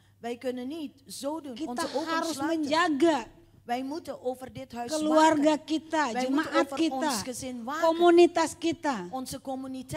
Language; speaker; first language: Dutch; non-native, fluent; Indonesian